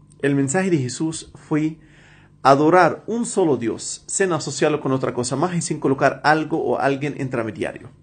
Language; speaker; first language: Spanish; non-native, fluent; Arabic